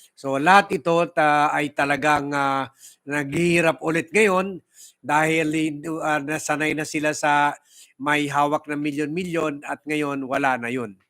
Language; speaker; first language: Filipino; native; Filipino